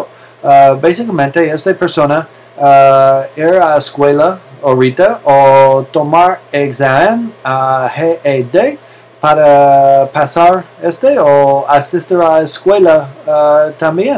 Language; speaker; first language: Spanish; non-native, learner; English